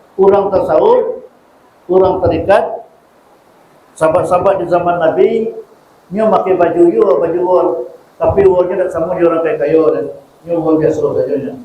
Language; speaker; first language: Malay; non-native, local second language; Minangkabau